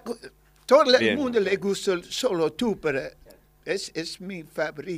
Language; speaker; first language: Spanish; non-native, learner; English